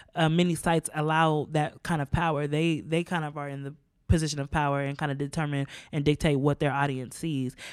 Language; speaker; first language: English; native; English